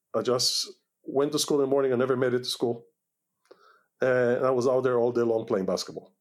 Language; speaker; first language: English; non-native, fluent; Hebrew